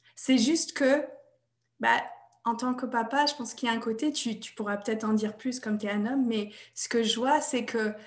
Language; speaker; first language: French; non-native, fluent; English